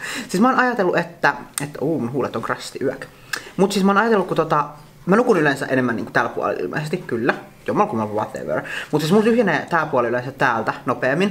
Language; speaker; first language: Finnish; native; Finnish